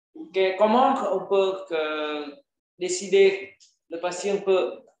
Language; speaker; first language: French; non-native, learner; Vietnamese